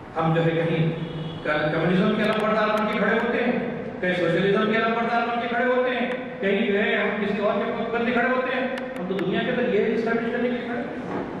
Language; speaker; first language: Urdu; native; Urdu